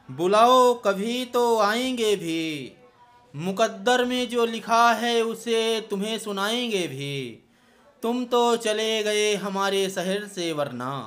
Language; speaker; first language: Hindi; native; Hindi